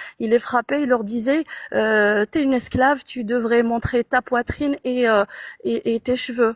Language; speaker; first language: French; non-native, local second language; Arabic